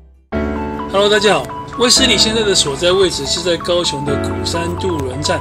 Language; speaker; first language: Chinese; native; Chinese